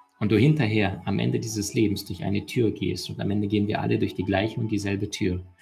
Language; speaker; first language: German; early bilingual, other home language; Russian